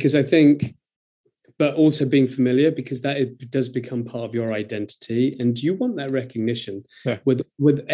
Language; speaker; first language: English; native; English